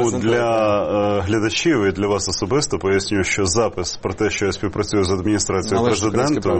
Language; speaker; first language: Ukrainian; native; Ukrainian